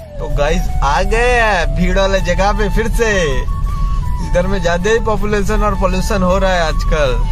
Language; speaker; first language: Hindi; non-native, local second language; Bangla